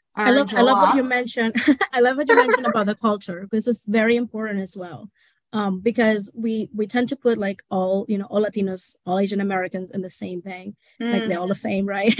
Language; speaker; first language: English; non-native, fluent; Spanish